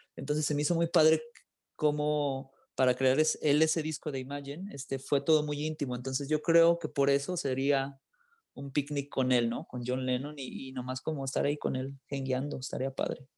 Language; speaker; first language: Spanish; early bilingual, heritage; Spanish